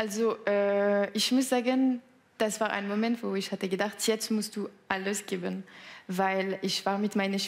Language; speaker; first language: German; non-native, local second language; French